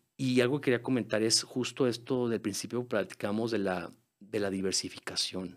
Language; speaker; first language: Spanish; native; Spanish